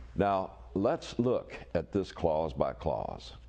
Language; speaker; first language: English; native; English